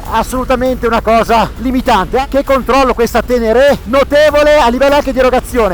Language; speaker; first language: Italian; native; Italian